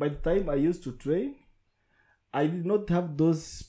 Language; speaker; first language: English; non-native, local second language; Kinyarwanda